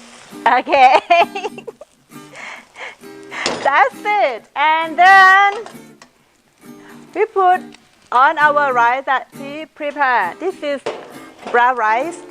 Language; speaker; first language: English; non-native, fluent; Thai